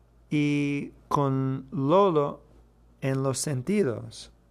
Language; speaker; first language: Spanish; non-native, fluent; English